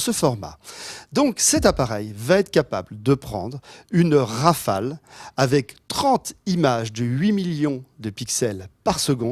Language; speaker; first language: French; native; French